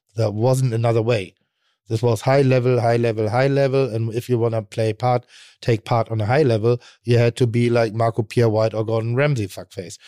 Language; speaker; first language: English; non-native, fluent; German